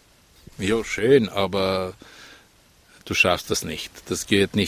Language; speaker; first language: German; non-native, fluent; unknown